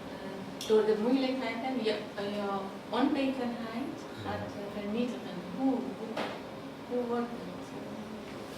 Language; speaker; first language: Dutch; non-native, learner; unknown